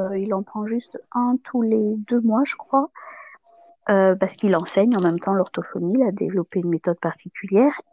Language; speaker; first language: French; non-native, local second language; Malagasy